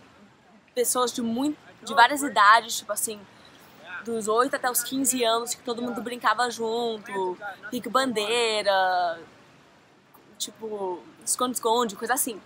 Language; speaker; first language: Portuguese; early bilingual, heritage; Portuguese